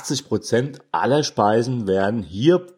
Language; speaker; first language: German; native; German